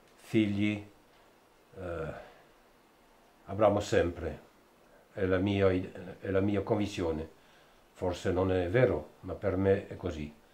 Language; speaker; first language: Italian; early bilingual, heritage; Italian